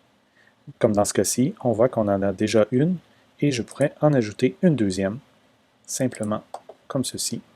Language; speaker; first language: French; native; French